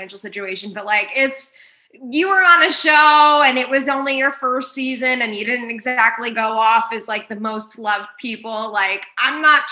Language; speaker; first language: English; native; English